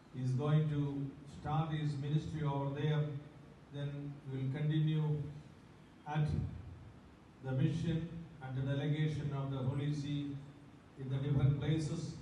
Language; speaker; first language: English; non-native, local second language; Malayalam